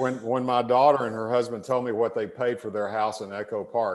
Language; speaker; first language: English; native; English